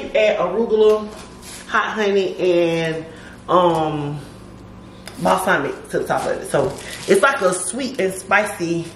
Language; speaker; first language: English; native; English